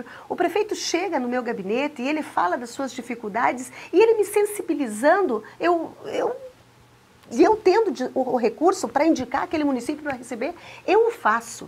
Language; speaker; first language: Portuguese; native; Portuguese